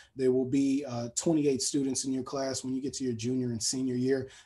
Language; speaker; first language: English; native; English